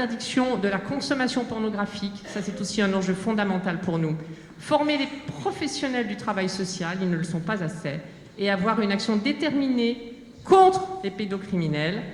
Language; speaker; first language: French; native; French